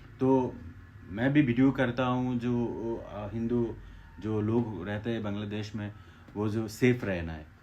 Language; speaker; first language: Hindi; non-native, fluent; Bangla